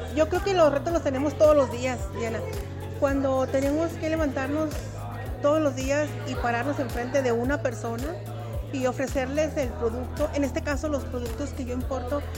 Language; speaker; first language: Spanish; native; Spanish